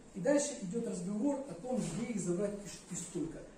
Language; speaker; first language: Ukrainian; non-native, local second language; Russian